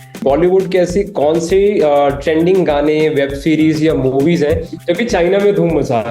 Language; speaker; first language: Hindi; native; Hindi